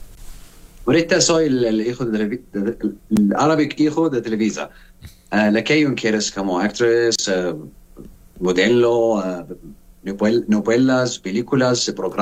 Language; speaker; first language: Spanish; non-native, learner; Arabic